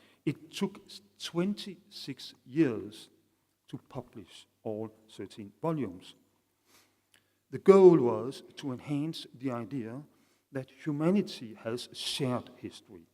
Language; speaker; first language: English; non-native, fluent; Danish